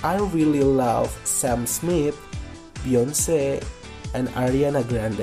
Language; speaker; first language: English; non-native, fluent; Indonesian